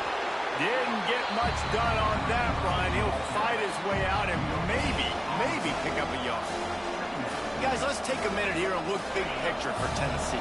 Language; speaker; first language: English; native; English